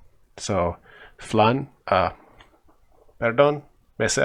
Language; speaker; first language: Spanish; non-native, learner; English